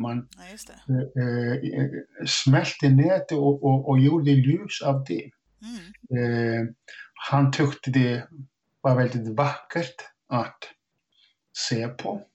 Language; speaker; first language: Swedish; non-native, fluent; Icelandic